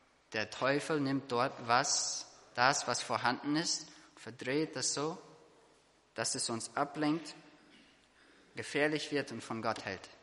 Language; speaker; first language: German; non-native, fluent; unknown